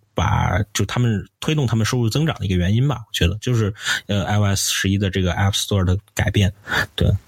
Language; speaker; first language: Chinese; native; Chinese